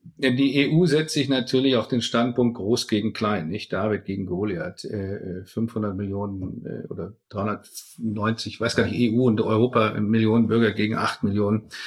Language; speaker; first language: German; native; German